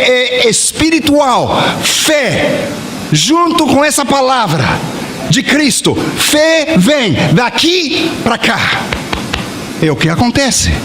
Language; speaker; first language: Portuguese; non-native, fluent; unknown